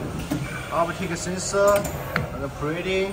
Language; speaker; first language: English; non-native, learner; Chinese